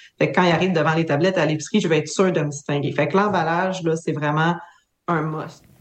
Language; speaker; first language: French; native; French